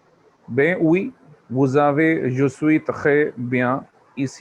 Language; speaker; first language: French; non-native, learner; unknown